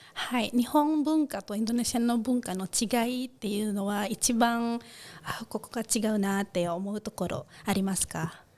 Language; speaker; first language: Japanese; non-native, fluent; Indonesian